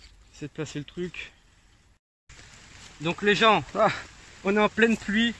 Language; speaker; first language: French; native; French